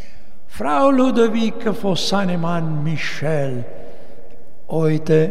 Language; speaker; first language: German; non-native, learner; Italian